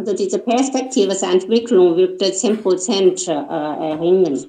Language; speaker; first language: German; non-native, learner; Chinese